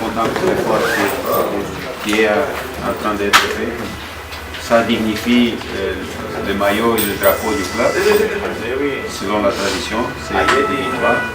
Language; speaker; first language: French; non-native, fluent; Portuguese